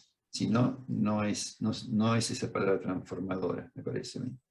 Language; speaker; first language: Spanish; native; Spanish